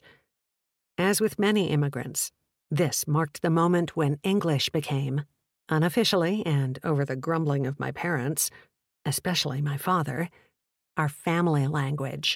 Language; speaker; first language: English; early bilingual, other home language; Czech